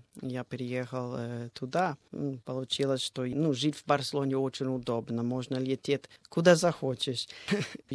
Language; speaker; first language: Russian; non-native, fluent; English